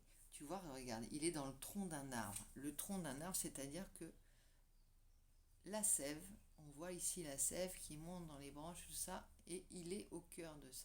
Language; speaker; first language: French; native; French